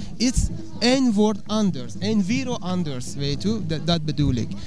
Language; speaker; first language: Dutch; non-native, learner; Persian